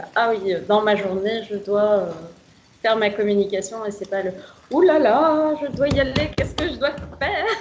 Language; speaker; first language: French; native; French